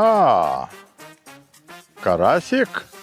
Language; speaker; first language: Russian; non-native, fluent; Lithuanian